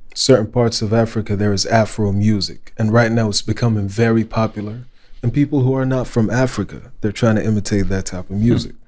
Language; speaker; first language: English; non-native, fluent; Arabic